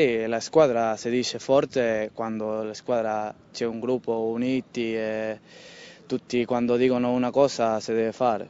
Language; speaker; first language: Italian; non-native, learner; Spanish